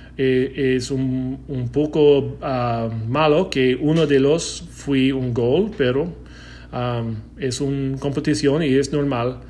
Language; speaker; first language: Spanish; non-native, learner; English